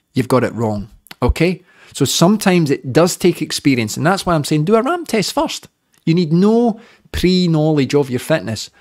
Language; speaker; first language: English; native; English